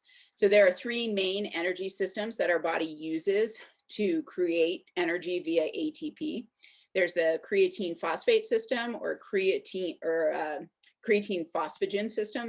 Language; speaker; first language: English; native; English